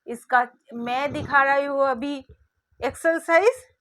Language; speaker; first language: Hindi; non-native, local second language; Bangla